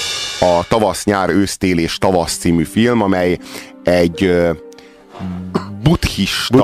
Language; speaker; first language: Hungarian; native; Hungarian